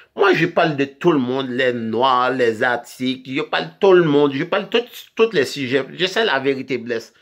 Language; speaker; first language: French; non-native, local second language; Haitian Creole